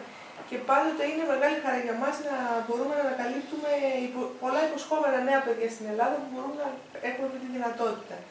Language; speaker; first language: Greek; native; Greek